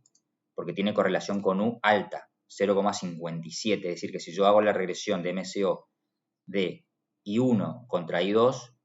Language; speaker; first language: Spanish; native; Spanish